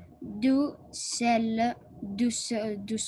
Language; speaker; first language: French; non-native, learner; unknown